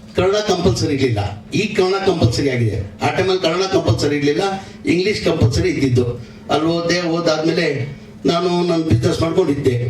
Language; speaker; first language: Kannada; non-native, local second language; Urdu